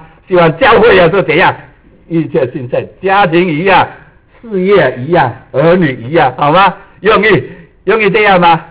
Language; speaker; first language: Chinese; native; Chinese